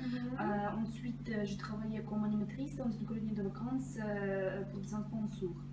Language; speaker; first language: French; non-native, fluent; Russian